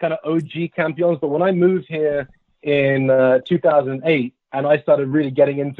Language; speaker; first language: English; native; English